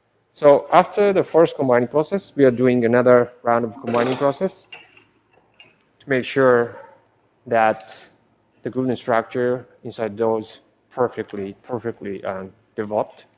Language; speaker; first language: English; non-native, fluent; Japanese